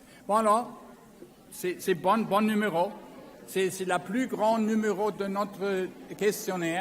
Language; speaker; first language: French; non-native, learner; German